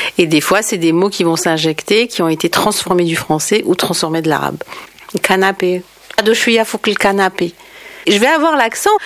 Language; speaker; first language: French; native; French